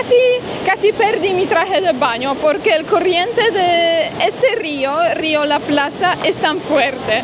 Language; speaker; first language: Spanish; non-native, fluent; Polish